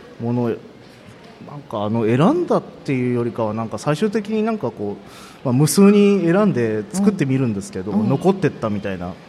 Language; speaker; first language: Japanese; native; Japanese